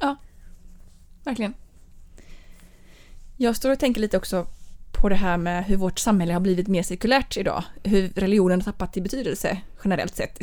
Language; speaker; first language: Swedish; native; Swedish